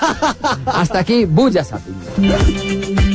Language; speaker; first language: Spanish; native; Spanish